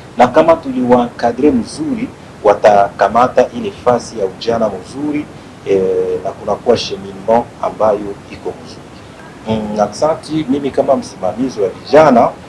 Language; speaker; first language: Swahili; native; Swahili